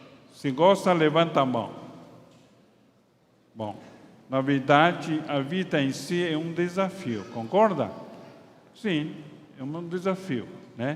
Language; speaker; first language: Portuguese; non-native, fluent; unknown